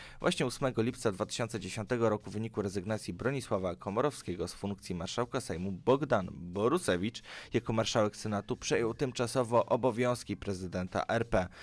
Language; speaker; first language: Polish; native; Polish